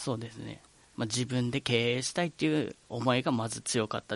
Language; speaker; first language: Japanese; native; Japanese